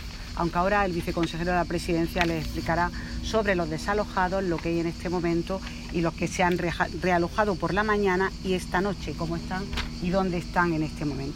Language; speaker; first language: Spanish; native; Spanish